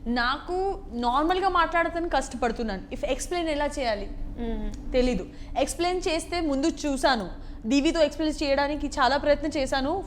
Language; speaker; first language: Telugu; non-native, learner; Gujarati